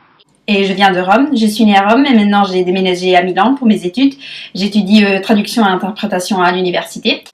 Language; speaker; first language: French; non-native, learner; Italian